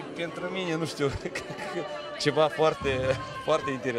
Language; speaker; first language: Romanian; non-native, local second language; Russian